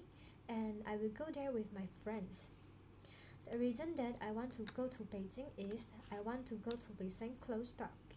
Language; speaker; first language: English; non-native, local second language; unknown